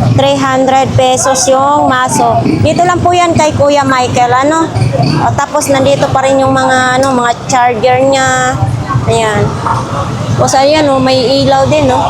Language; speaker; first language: Filipino; non-native, local second language; Cebuano